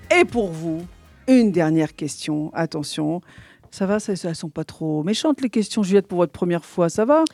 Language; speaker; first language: French; native; French